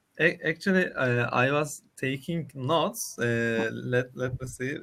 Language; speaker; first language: English; non-native, learner; Turkish